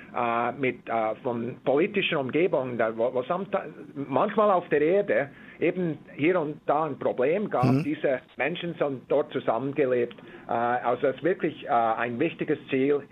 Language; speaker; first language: German; native; German